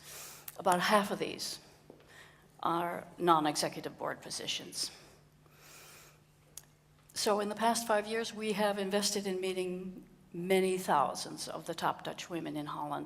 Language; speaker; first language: English; non-native, fluent; Dutch